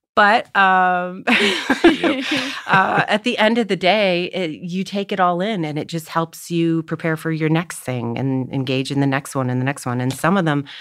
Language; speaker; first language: English; native; English